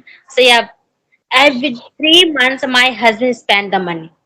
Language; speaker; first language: English; non-native, learner; Hindi